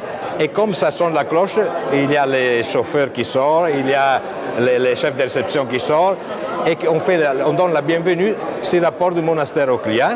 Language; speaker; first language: French; non-native, fluent; Italian